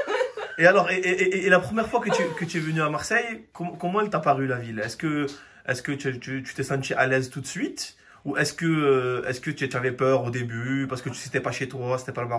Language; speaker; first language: French; native; French